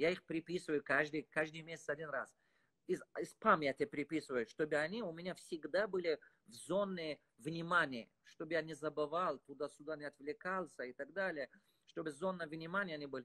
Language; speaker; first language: Russian; non-native, fluent; Tajik